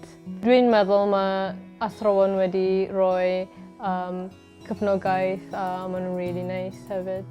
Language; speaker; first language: Welsh; non-native, learner; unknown